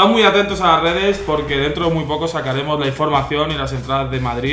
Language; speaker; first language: Spanish; native; Spanish